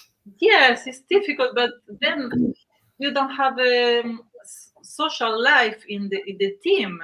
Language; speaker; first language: English; non-native, learner; Spanish